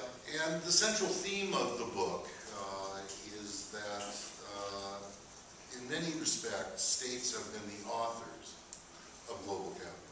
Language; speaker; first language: English; native; English